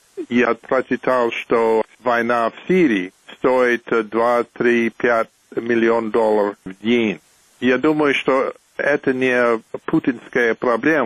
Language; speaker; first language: Russian; non-native, fluent; English